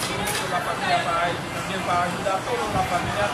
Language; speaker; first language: Portuguese; non-native, learner; Haitian Creole